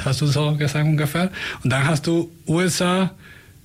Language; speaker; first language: German; non-native, fluent; Spanish